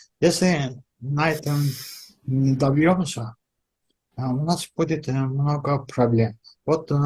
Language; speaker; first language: Russian; non-native, fluent; Azerbaijani